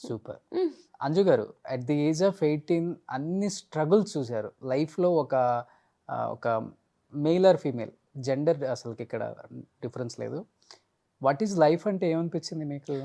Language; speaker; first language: Telugu; native; Telugu